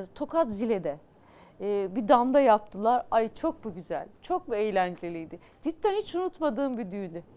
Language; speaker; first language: Turkish; native; Turkish